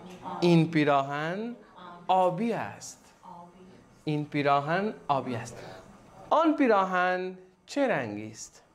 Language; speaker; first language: Persian; non-native, fluent; Urdu